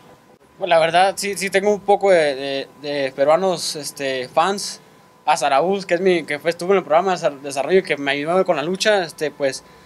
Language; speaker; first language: Spanish; native; Spanish